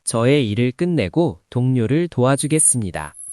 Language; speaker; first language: Korean; non-native, learner; Nepali